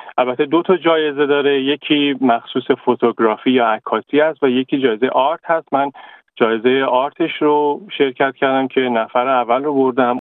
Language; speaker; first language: Persian; native; Persian